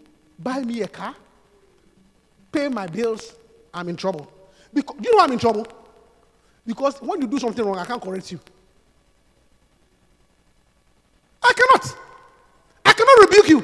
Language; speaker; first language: English; non-native, local second language; Akan